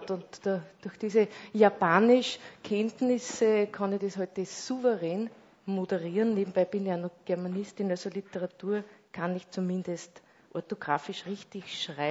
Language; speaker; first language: German; native; German